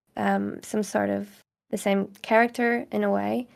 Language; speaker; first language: English; non-native, fluent; Portuguese